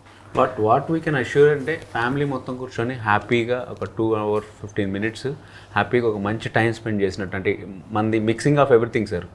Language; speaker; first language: Telugu; native; Telugu